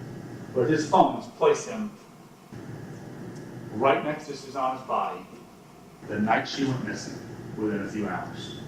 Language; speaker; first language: English; native; English